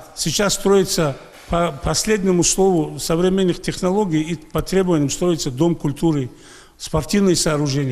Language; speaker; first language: Russian; native; Russian